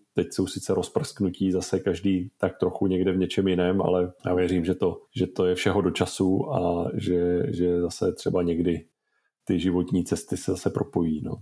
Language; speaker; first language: Czech; native; Czech